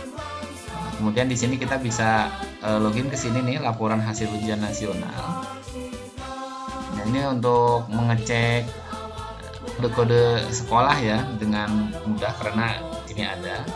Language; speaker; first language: Indonesian; native; Indonesian